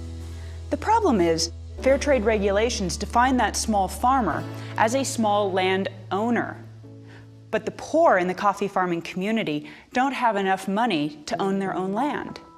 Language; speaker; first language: English; native; English